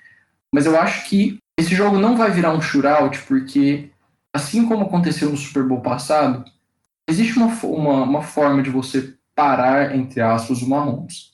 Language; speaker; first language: Portuguese; native; Portuguese